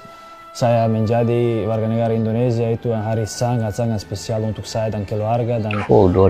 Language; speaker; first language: Indonesian; non-native, fluent; Serbian